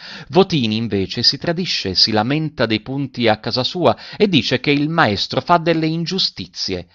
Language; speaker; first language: Italian; native; Italian